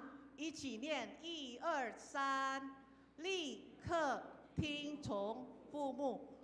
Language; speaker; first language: Chinese; non-native, fluent; Indonesian